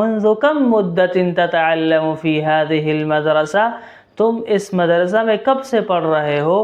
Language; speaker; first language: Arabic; non-native, fluent; Urdu